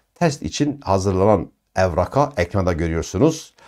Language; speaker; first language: Turkish; non-native, local second language; Kurdish